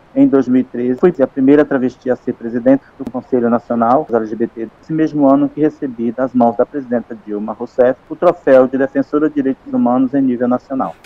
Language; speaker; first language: Portuguese; native; Portuguese